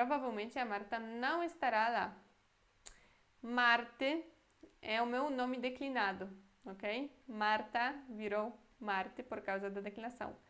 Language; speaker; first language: Portuguese; non-native, fluent; Polish